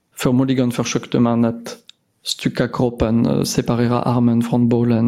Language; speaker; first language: Swedish; non-native, fluent; French